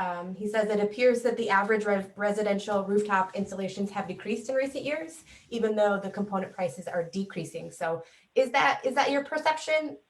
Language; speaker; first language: English; native; English